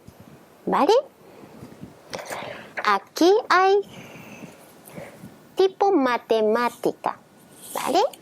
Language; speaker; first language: Spanish; non-native, learner; Japanese